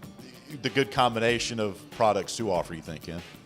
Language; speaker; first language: English; native; English